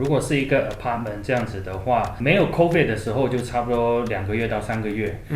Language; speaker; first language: Chinese; non-native, local second language; English